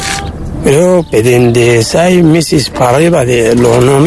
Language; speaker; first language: Spanish; non-native, learner; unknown